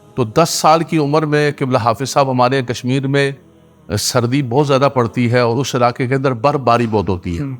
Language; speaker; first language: Urdu; non-native, local second language; Gujari